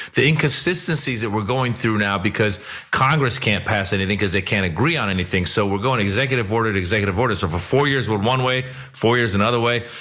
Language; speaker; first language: English; non-native, fluent; Persian